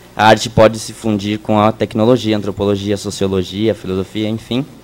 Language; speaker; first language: Portuguese; native; Portuguese